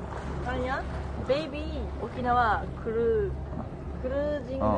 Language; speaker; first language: Korean; non-native, learner; Japanese